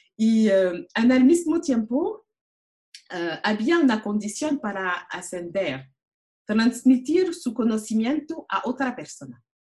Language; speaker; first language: Spanish; non-native, learner; French